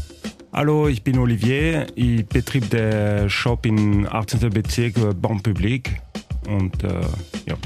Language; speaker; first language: German; non-native, learner; French